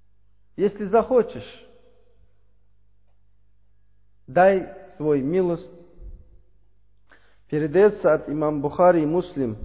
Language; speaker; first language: Russian; non-native, learner; Uzbek